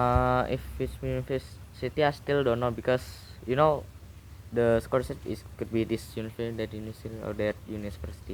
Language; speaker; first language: English; non-native, learner; Indonesian